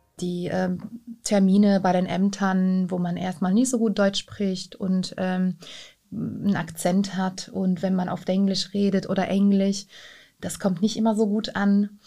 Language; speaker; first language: German; non-native, fluent; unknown